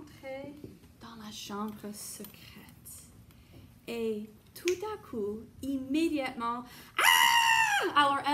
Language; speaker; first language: French; non-native, fluent; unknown